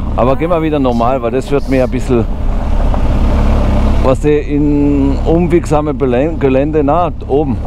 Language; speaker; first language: German; non-native, fluent; French